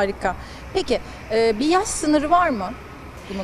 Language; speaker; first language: Turkish; native; Turkish